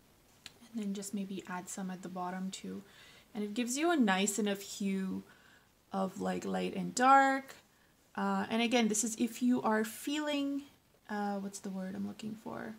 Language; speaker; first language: English; native; English